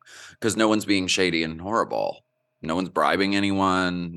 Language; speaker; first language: English; native; English